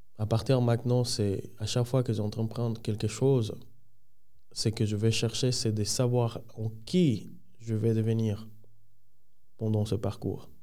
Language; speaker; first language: French; non-native, fluent; Spanish